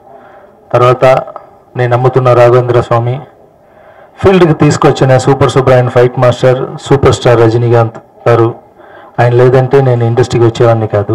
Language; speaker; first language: Telugu; non-native, local second language; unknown